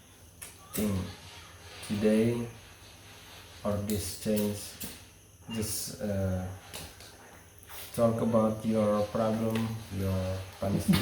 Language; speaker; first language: English; non-native, learner; Indonesian